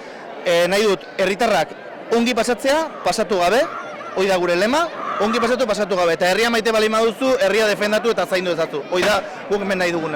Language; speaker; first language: Basque; native; Basque